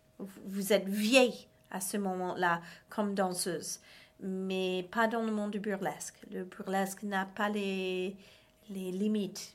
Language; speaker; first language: French; non-native, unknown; English